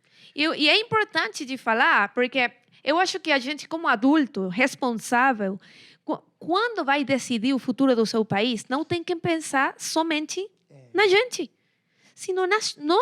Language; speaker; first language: Portuguese; non-native, fluent; Spanish